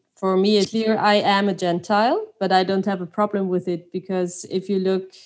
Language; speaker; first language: English; non-native, fluent; Swiss German